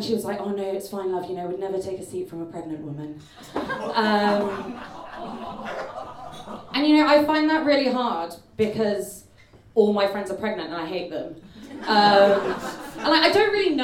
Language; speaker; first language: English; native; English